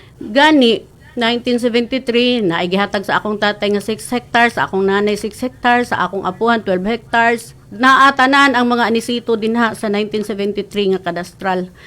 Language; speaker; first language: Cebuano; non-native, local second language; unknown